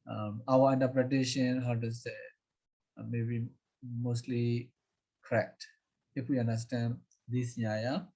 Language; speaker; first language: English; non-native, fluent; Burmese